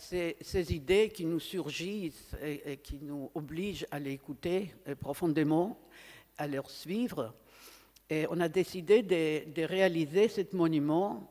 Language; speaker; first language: French; non-native, fluent; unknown